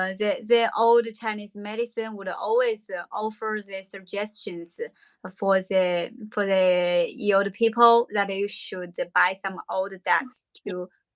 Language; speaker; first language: English; non-native, learner; Chinese